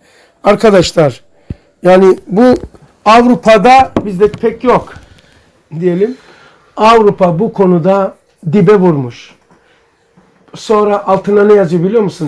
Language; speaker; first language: Turkish; native; Turkish